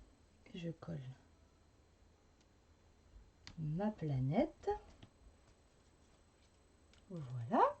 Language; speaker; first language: French; native; French